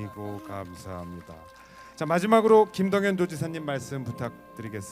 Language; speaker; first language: Korean; native; Korean